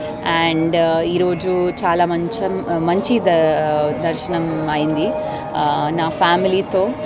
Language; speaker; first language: Telugu; non-native, learner; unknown